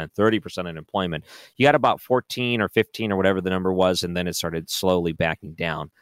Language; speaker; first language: English; native; English